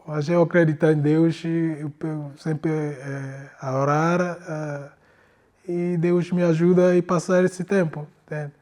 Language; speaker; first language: Portuguese; non-native, learner; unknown